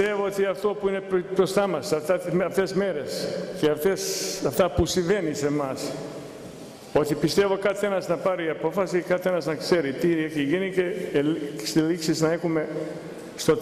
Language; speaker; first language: Greek; non-native, fluent; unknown